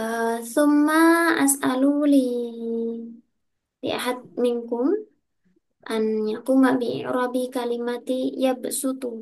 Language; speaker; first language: Arabic; non-native, fluent; Indonesian